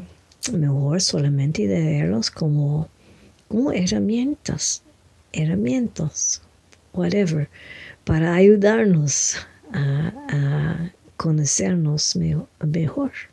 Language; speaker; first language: Spanish; non-native, fluent; French